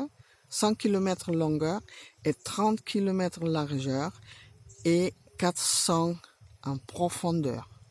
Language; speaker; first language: French; non-native, fluent; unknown